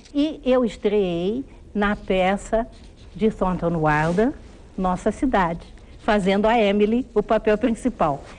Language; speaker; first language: Portuguese; early bilingual, other home language; German